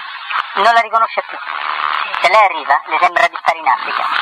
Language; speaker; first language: Italian; native; Italian